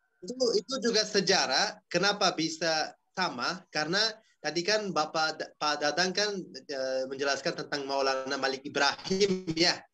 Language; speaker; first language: Indonesian; non-native, fluent; Uzbek